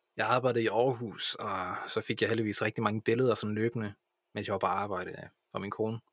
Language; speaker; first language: Danish; early bilingual, other home language; English